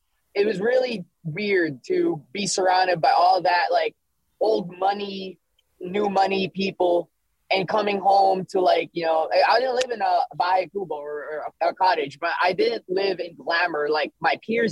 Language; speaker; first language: English; early bilingual, other home language; Filipino